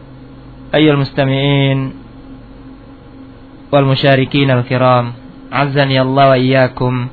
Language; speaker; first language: Arabic; non-native, fluent; Indonesian